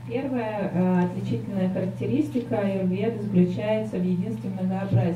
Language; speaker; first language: Russian; native; Russian